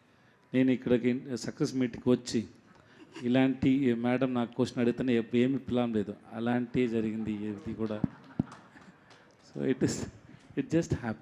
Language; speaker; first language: Telugu; non-native, learner; Tamil